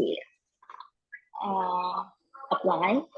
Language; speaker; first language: English; non-native, learner; Vietnamese